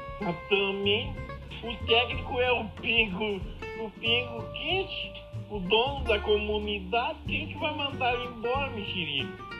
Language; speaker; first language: Portuguese; native; Portuguese